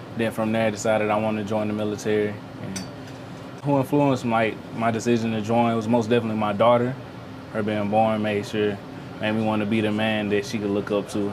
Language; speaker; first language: English; native; English